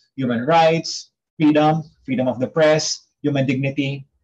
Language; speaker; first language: English; non-native, local second language; Filipino